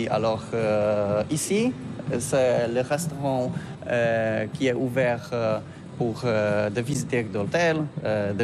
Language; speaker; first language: French; non-native, learner; Polish